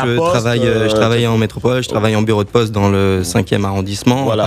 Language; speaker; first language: French; native; French